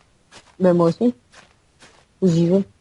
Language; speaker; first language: French; native; French